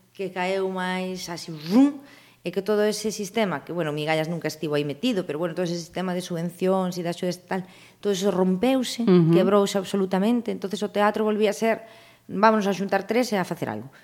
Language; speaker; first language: Galician; native; Galician